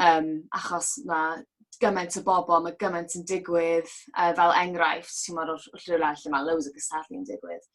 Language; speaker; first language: Welsh; native; Welsh